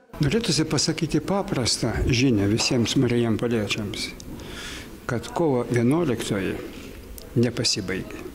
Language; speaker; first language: Lithuanian; native; Lithuanian